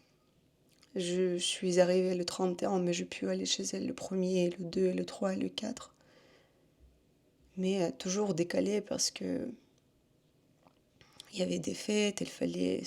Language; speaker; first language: French; non-native, fluent; Russian